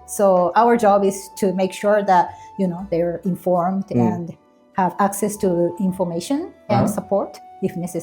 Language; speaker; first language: English; non-native, fluent; Japanese